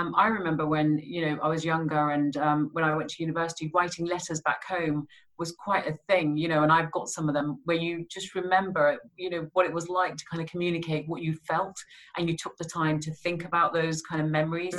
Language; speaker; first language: English; native; English